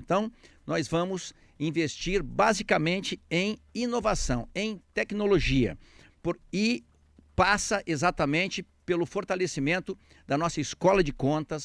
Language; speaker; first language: Portuguese; native; Portuguese